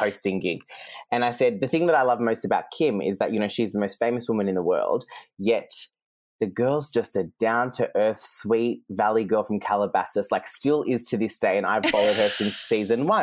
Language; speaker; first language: English; non-native, local second language; Serbian